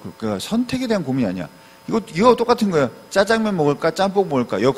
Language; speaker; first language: Korean; native; Korean